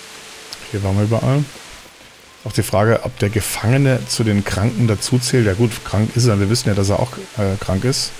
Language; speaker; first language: German; native; German